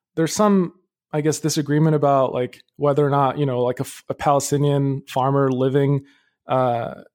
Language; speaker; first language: English; early bilingual, other home language; Arabic